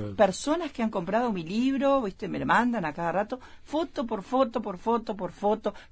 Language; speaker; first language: Spanish; native; Spanish